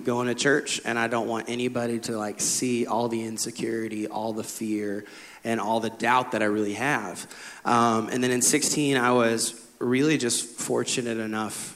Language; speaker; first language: English; native; English